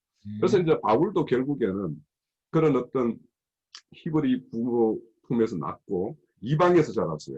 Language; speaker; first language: Korean; native; Korean